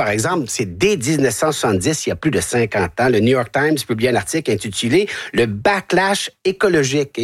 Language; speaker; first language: French; native; French